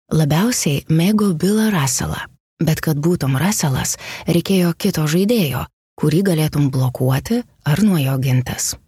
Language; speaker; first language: Lithuanian; native; Lithuanian